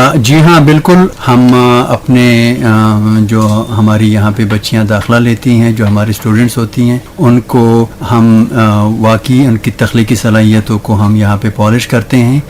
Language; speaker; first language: Urdu; non-native, local second language; Pashto